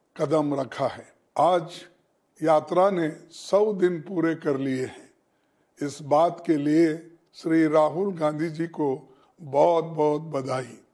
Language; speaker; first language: Hindi; non-native, local second language; Kannada